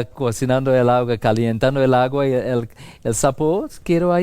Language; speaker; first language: Spanish; non-native, fluent; English